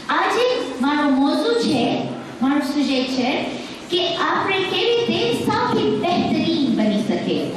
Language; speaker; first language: Gujarati; early bilingual, heritage; Gujarati